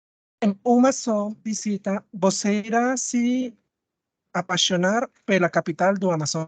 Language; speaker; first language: Portuguese; non-native, learner; Spanish